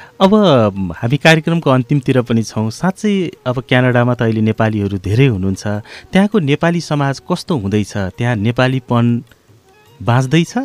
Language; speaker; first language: Nepali; native; Nepali